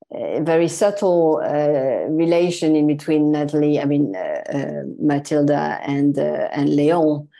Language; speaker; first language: English; non-native, fluent; French